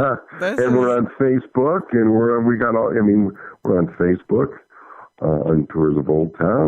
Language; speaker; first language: English; native; English